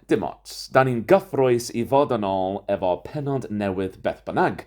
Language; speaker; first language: Welsh; non-native, fluent; English